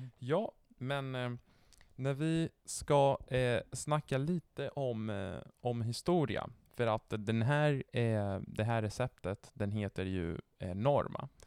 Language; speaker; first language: Swedish; non-native, fluent; Italian